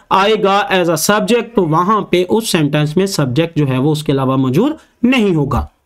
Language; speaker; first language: Urdu; native; Urdu